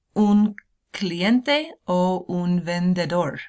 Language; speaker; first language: Spanish; non-native, fluent; English